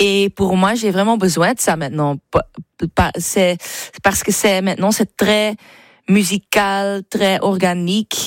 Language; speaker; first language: French; non-native, fluent; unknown